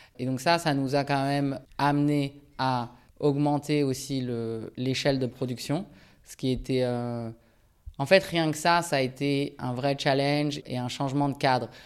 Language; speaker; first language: French; early bilingual, other home language; Japanese